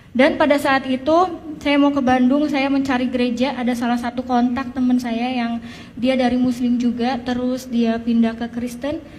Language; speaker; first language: Indonesian; native; Indonesian